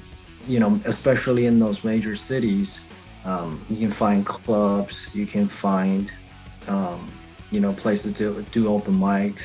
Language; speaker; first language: English; non-native, fluent; Chinese